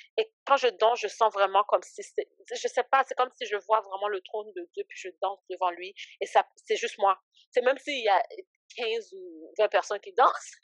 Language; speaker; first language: French; early bilingual, other home language; Haitian Creole